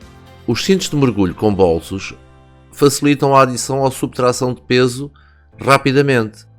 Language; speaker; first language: Portuguese; native; Portuguese